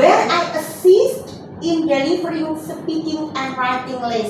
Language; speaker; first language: English; non-native, fluent; Javanese